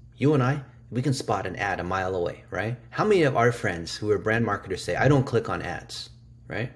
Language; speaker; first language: English; early bilingual, other home language; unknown